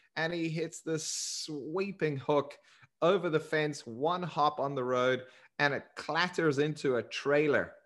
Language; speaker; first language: English; native; English